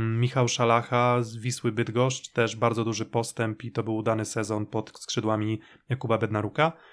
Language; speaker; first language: Polish; native; Polish